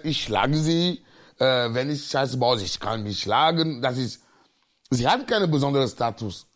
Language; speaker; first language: German; non-native, learner; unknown